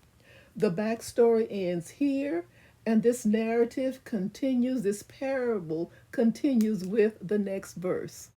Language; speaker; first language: English; native; English